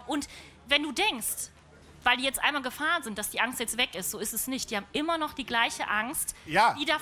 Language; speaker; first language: German; native; German